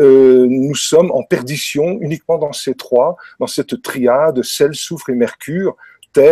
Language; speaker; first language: French; native; French